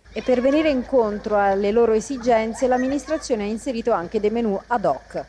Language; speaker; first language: Italian; native; Italian